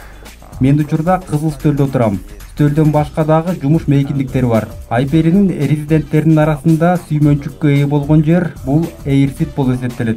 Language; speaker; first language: Kyrgyz; native; Kyrgyz